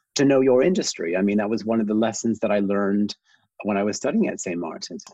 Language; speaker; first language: English; native; English